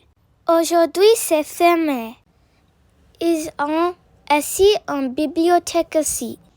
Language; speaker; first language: French; non-native, learner; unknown